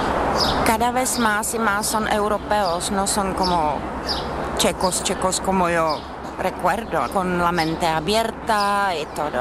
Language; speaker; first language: Spanish; non-native, learner; Czech